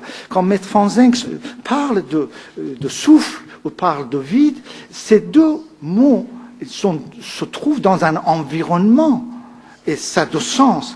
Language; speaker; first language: French; non-native, fluent; Persian